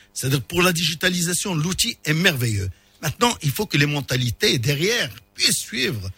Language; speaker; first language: French; non-native, local second language; Arabic